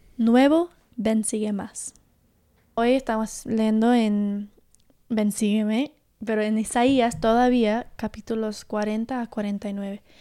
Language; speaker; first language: Spanish; early bilingual, heritage; Spanish